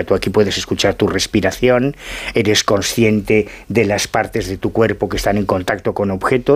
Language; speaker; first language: Spanish; native; Spanish